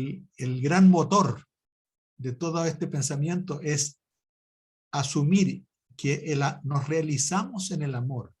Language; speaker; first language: Spanish; native; Spanish